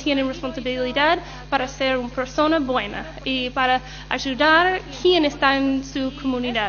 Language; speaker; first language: Spanish; non-native, learner; English